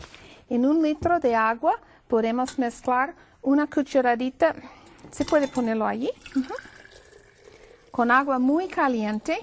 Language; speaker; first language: Spanish; non-native, fluent; English